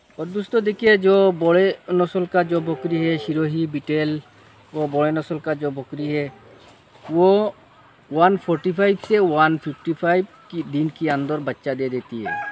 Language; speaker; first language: Hindi; non-native, local second language; Bangla